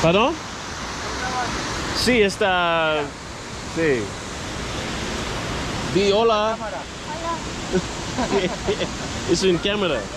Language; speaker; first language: Spanish; non-native, learner; English